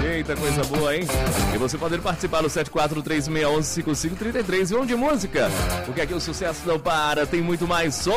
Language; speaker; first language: Portuguese; native; Portuguese